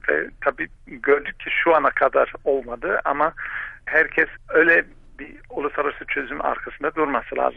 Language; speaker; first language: Turkish; non-native, fluent; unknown